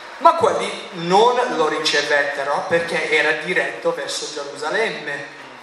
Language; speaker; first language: Italian; non-native, fluent; English